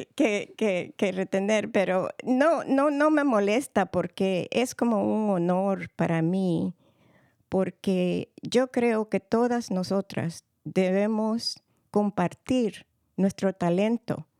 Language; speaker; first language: Spanish; early bilingual, heritage; Spanish